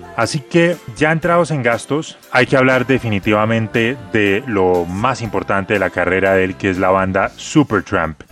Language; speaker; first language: Spanish; native; Spanish